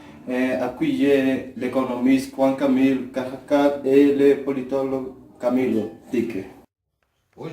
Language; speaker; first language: French; non-native, learner; Spanish